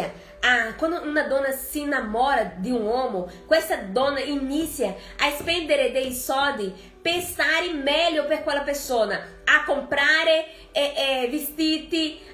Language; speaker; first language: Italian; non-native, fluent; Portuguese